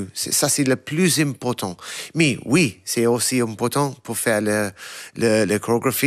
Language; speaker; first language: French; non-native, learner; English